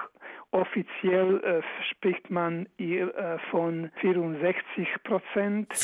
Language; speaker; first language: German; non-native, fluent; Croatian